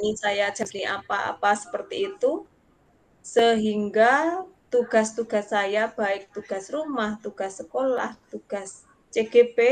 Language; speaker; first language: Indonesian; non-native, local second language; Javanese